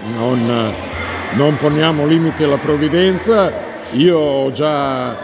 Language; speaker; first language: Italian; native; Italian